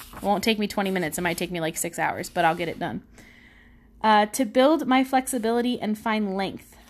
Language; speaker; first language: English; native; English